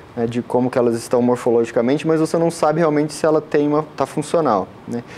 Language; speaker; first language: Portuguese; native; Portuguese